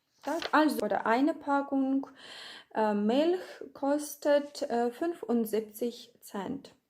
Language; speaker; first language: German; non-native, fluent; Ukrainian